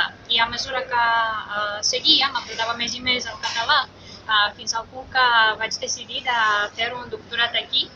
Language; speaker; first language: Catalan; non-native, fluent; Armenian